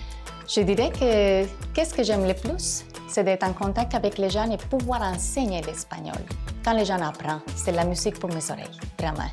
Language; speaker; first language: French; non-native, fluent; Spanish